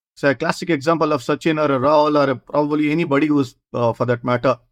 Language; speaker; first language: English; non-native, local second language; Kannada